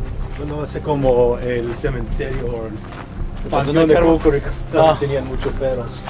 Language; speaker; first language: Spanish; early bilingual, heritage; Spanish